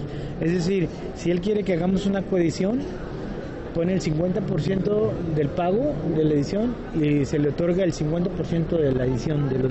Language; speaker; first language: Spanish; native; Spanish